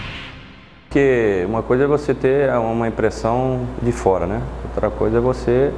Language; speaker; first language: Portuguese; native; Portuguese